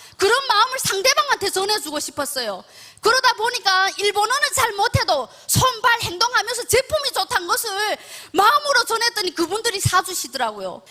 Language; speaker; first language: Korean; native; Korean